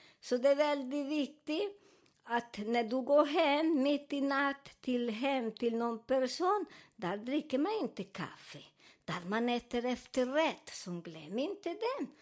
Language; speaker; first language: Swedish; non-native, learner; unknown